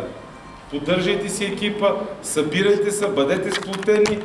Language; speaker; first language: Bulgarian; native; Bulgarian